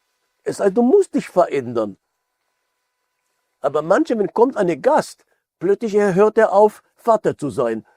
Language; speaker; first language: German; non-native, fluent; Hebrew